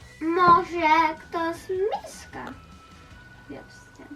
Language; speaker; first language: Polish; early bilingual, heritage; Polish